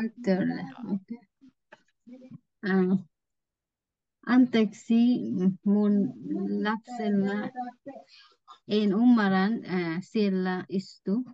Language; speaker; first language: Finnish; non-native, learner; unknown